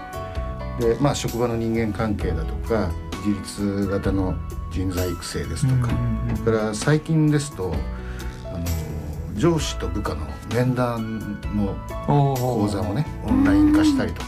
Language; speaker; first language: Japanese; native; Japanese